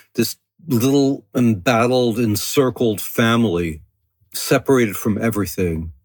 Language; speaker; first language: English; early bilingual, other home language; French